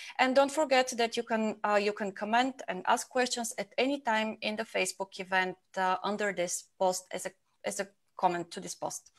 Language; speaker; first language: English; non-native, fluent; Bulgarian